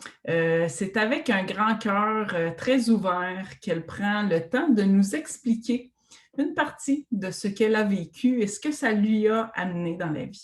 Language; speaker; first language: French; native; French